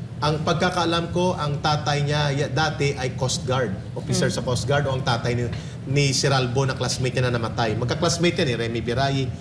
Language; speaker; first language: Filipino; non-native, local second language; Hiligaynon